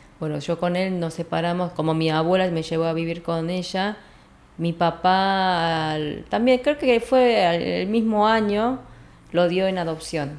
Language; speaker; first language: Spanish; early bilingual, other home language; Korean